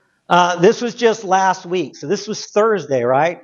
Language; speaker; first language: English; native; English